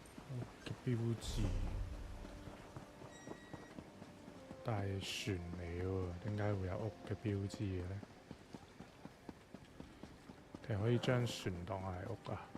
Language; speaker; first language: Chinese; native; Chinese